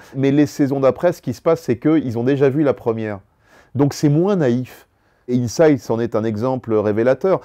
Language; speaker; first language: French; native; French